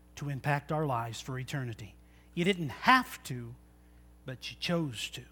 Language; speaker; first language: English; native; English